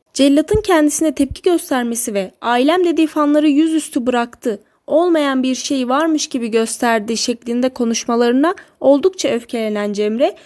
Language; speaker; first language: Turkish; native; Turkish